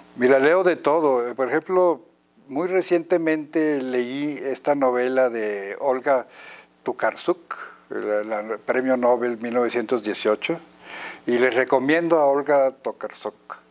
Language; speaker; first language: Spanish; native; Spanish